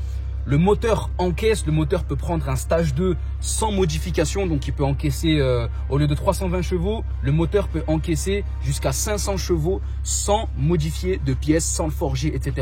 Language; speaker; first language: French; native; French